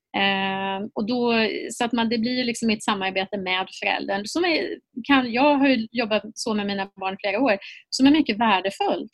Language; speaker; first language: Swedish; native; Swedish